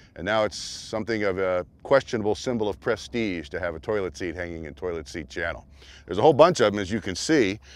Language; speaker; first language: English; native; English